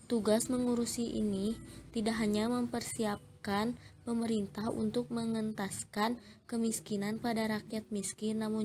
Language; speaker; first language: Indonesian; native; Indonesian